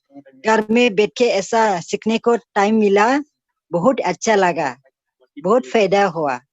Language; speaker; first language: Hindi; non-native, local second language; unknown